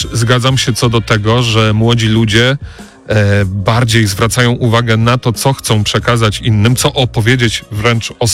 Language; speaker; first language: Polish; native; Polish